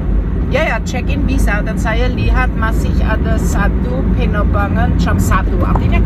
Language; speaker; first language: Indonesian; non-native, fluent; German